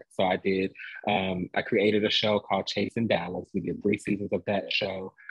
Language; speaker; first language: English; native; English